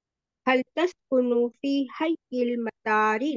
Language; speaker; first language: Arabic; non-native, learner; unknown